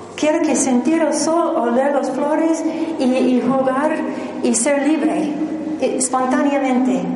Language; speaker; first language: Spanish; non-native, fluent; English